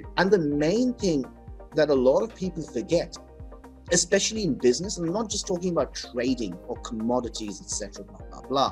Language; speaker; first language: English; non-native, local second language; Bangla